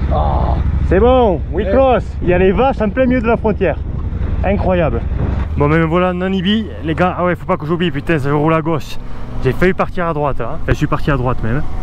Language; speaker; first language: French; native; French